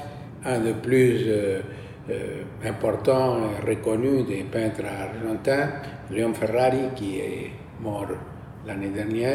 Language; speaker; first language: French; non-native, fluent; Spanish